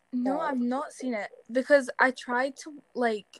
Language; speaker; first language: English; native; English